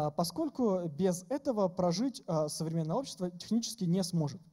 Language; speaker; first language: Russian; native; Russian